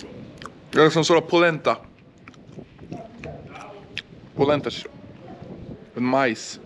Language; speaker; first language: English; non-native, fluent; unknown